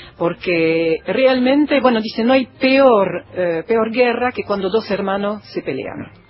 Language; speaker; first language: Spanish; non-native, fluent; French